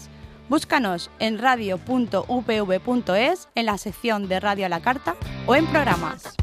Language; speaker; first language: Spanish; native; Spanish